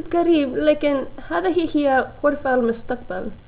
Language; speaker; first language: Arabic; non-native, learner; English